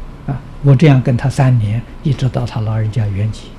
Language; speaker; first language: Chinese; native; Chinese